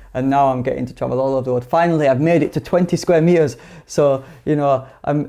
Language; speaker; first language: English; native; English